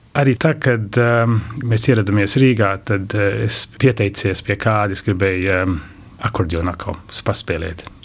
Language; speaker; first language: Latvian; early bilingual, heritage; Latvian